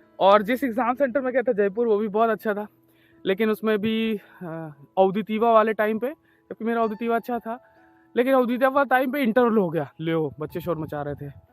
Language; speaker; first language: Hindi; native; Hindi